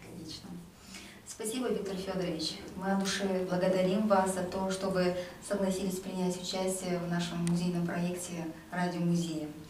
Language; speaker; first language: Russian; non-native, local second language; Kazakh